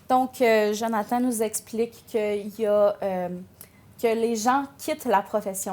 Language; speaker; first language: French; native; French